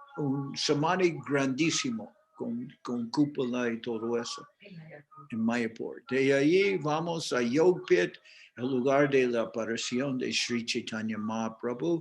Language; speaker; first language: Spanish; non-native, fluent; English